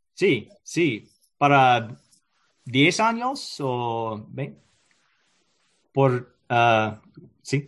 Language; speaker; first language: Spanish; non-native, learner; English